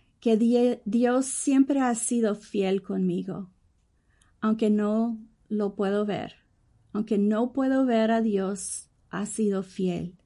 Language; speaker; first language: Spanish; early bilingual, heritage; English